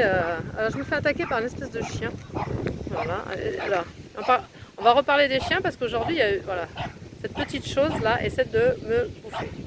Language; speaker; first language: French; native; French